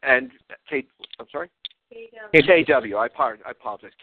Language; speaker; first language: English; native; English